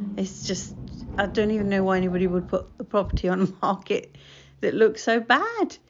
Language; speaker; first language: English; native; English